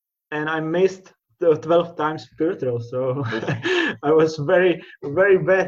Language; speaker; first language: English; non-native, learner; Czech